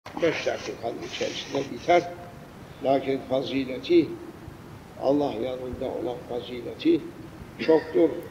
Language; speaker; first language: Turkish; native; Turkish